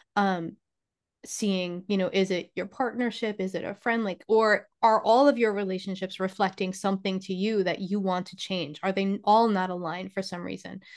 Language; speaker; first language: English; native; English